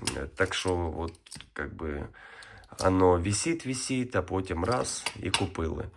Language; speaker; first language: Ukrainian; native; Ukrainian